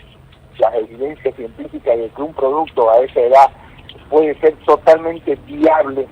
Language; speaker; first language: Spanish; native; Spanish